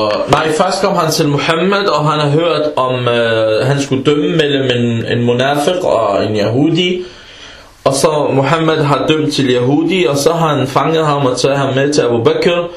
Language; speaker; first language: Danish; early bilingual, other home language; Arabic